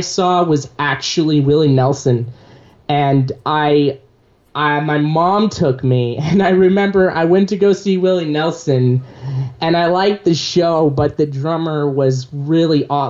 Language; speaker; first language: English; native; English